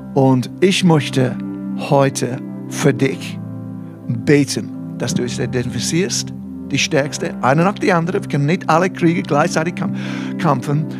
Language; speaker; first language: German; non-native, fluent; English